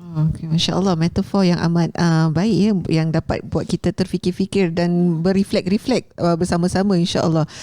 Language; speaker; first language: Malay; native; Malay